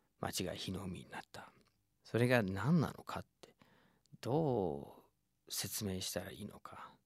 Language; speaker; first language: Japanese; non-native, fluent; English